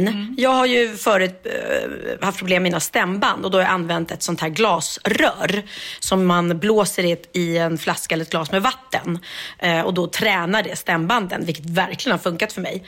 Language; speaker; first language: Swedish; native; Swedish